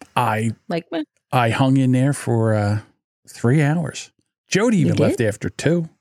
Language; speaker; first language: English; native; English